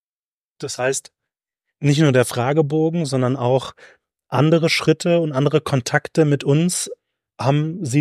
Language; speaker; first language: German; native; German